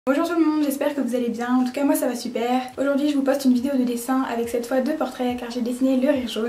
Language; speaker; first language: French; native; French